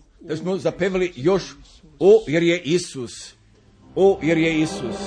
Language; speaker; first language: Croatian; early bilingual, heritage; Croatian